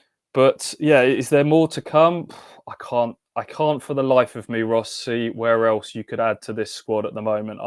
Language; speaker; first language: English; native; English